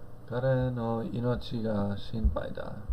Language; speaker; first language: Japanese; non-native, learner; English